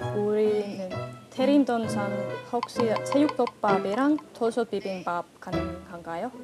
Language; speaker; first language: Korean; non-native, learner; Finnish